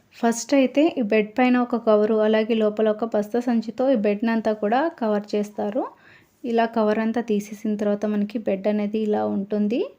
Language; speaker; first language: Telugu; native; Telugu